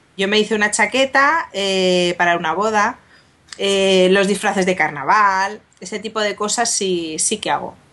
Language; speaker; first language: Spanish; native; Spanish